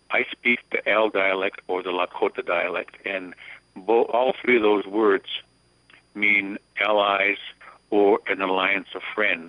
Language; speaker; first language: English; early bilingual, other home language; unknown